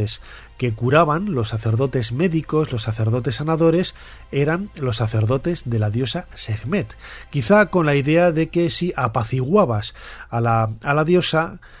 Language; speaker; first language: Spanish; native; Spanish